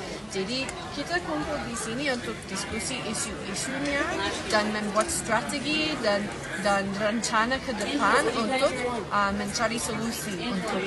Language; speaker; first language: Indonesian; non-native, learner; English